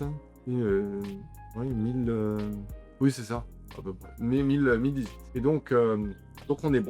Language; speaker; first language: French; native; French